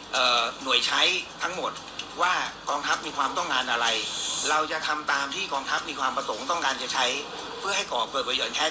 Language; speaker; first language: Thai; native; Thai